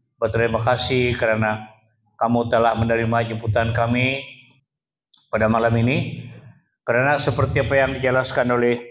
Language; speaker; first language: Malay; non-native, local second language; Central Dusun